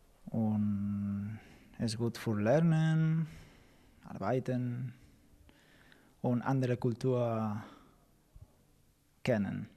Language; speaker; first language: German; non-native, learner; Spanish